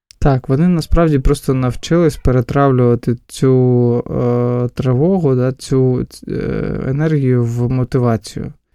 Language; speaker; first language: Ukrainian; non-native, local second language; Russian